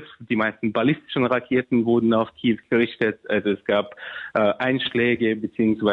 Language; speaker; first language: German; non-native, fluent; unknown